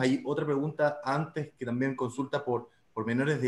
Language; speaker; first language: Spanish; native; Spanish